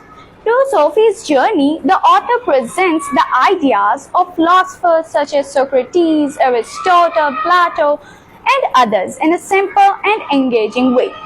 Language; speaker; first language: English; non-native, local second language; Baluchi